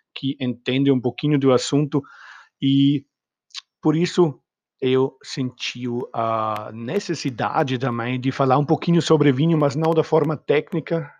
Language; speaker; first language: Portuguese; non-native, fluent; German